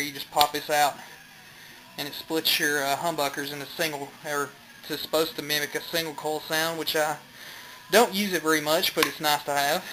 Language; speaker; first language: English; native; English